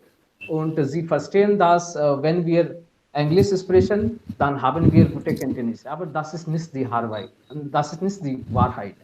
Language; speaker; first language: German; non-native, fluent; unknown